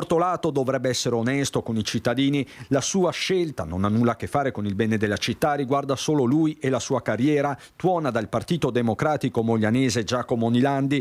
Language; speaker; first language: Italian; native; Italian